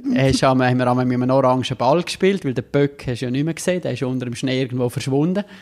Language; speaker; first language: German; native; German